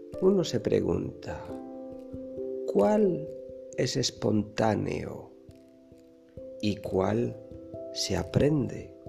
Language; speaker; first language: Spanish; non-native, fluent; French